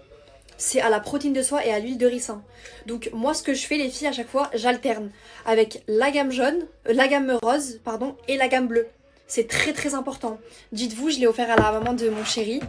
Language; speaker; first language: French; native; French